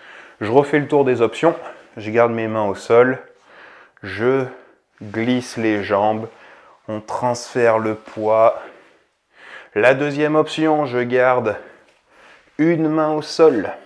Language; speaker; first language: French; native; French